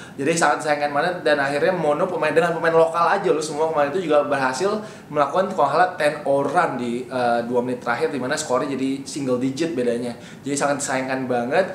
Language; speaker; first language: Indonesian; native; Indonesian